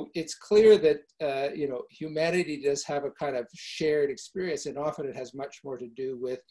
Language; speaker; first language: English; early bilingual, other home language; Italian